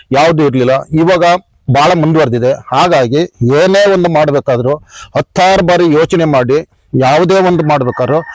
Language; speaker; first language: Kannada; native; Kannada